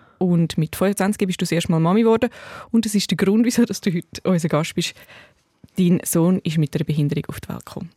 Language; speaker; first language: German; native; German